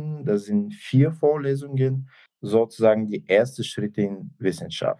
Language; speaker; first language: German; non-native, fluent; Bulgarian